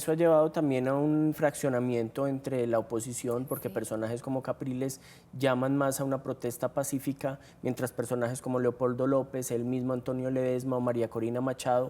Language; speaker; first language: Spanish; native; Spanish